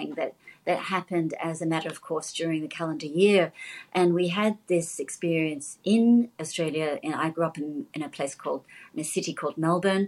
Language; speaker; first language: English; native; English